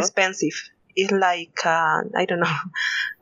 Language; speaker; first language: English; non-native, learner; Spanish